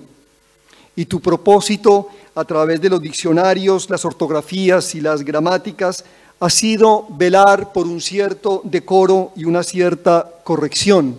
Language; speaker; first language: Spanish; native; Spanish